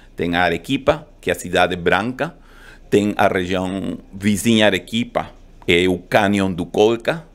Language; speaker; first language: Portuguese; non-native, fluent; Spanish